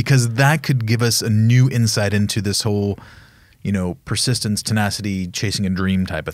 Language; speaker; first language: English; native; English